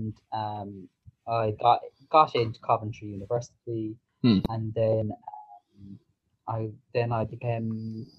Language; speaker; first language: English; native; English